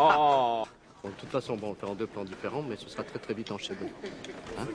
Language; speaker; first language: French; native; French